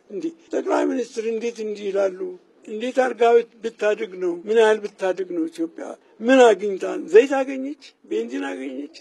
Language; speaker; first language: Amharic; non-native, local second language; Oromo